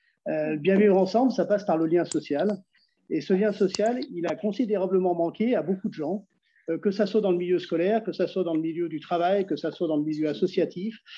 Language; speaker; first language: French; native; French